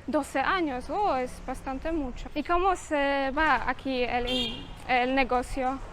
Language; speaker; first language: Spanish; non-native, learner; Polish